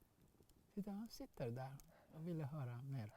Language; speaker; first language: Swedish; non-native, fluent; Baluchi